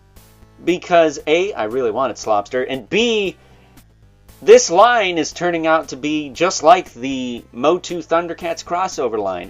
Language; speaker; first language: English; native; English